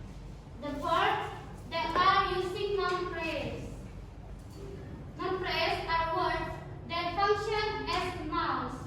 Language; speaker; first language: English; non-native, learner; Indonesian